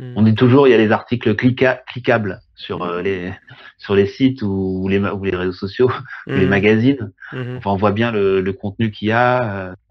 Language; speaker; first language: French; native; French